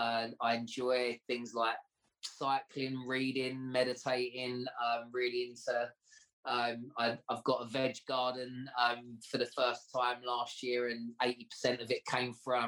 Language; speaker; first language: English; native; English